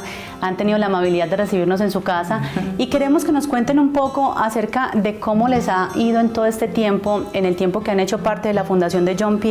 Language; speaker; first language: Spanish; native; Spanish